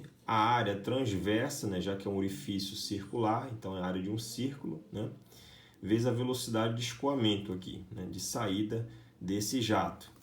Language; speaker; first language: Portuguese; native; Portuguese